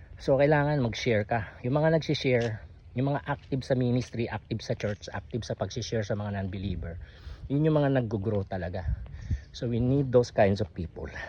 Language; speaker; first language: Filipino; native; Filipino